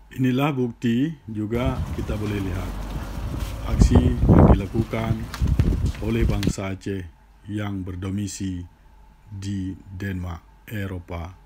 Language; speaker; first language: Malay; non-native, local second language; Achinese